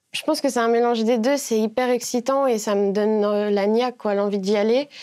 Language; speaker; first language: French; native; French